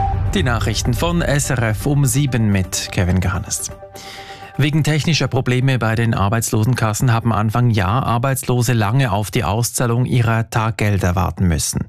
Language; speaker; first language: German; native; German